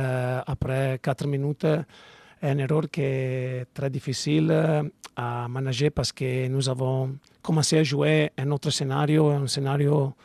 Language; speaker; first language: French; non-native, learner; Italian